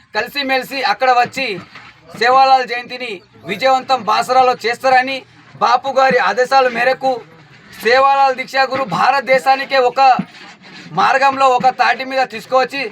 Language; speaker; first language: Telugu; non-native, local second language; Lambadi